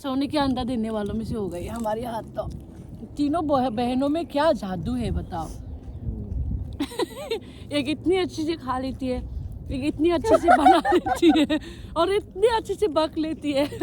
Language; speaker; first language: Hindi; non-native, local second language; Bodo